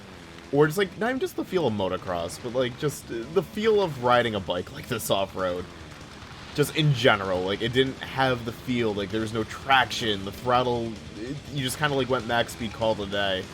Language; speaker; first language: English; native; English